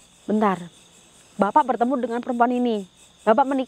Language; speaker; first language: Indonesian; native; Indonesian